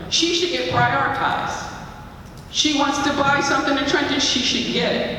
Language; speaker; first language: English; native; English